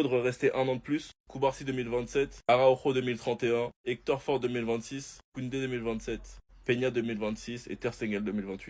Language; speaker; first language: French; native; French